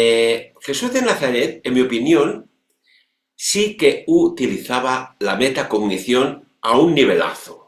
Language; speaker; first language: Spanish; non-native, local second language; Catalan